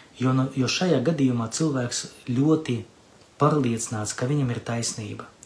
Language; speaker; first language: Latvian; non-native, local second language; Russian